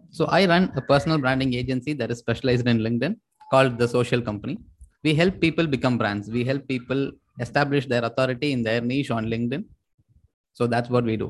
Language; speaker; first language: English; non-native, local second language; Tamil